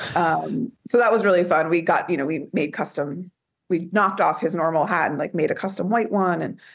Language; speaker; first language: English; native; English